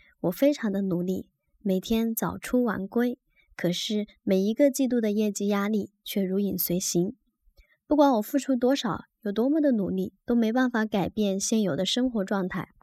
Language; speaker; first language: Chinese; native; Chinese